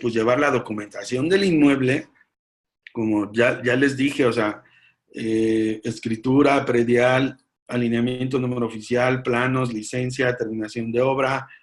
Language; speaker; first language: Spanish; native; Spanish